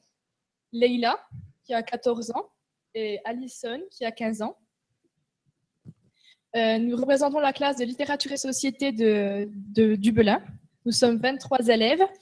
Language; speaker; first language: French; native; French